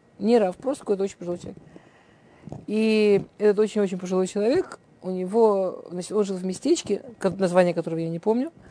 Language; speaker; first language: Russian; early bilingual, heritage; Russian